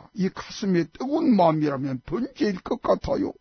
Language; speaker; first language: Korean; native; Korean